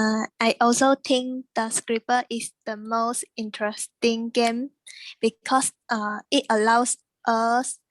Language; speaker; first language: English; non-native, learner; Chinese